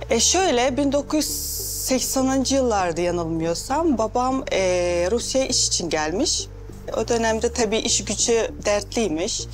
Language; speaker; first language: Turkish; non-native, fluent; Russian